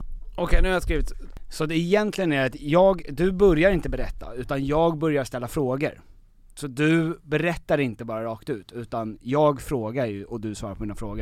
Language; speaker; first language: Swedish; native; Swedish